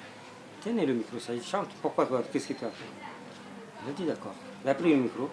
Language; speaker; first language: French; non-native, local second language; Somali